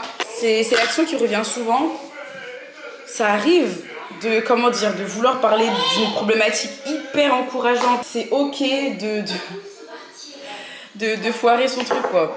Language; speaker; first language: French; native; French